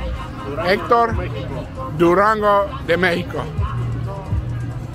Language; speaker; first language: Spanish; non-native, learner; Finnish